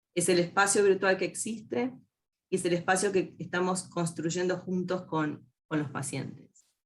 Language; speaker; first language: Spanish; native; Spanish